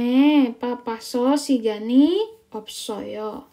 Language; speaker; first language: Korean; non-native, fluent; Indonesian